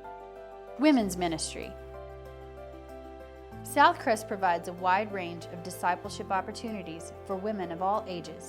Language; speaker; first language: English; native; English